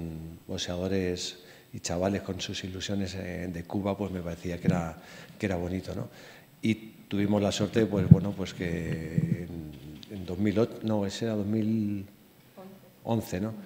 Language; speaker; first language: Spanish; native; Spanish